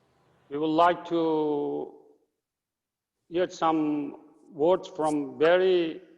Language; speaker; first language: English; non-native, fluent; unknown